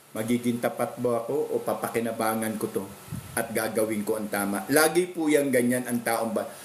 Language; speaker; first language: Filipino; non-native, local second language; Cebuano